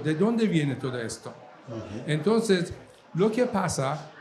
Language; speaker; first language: Spanish; non-native, fluent; Persian